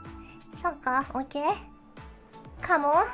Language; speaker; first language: Japanese; native; Japanese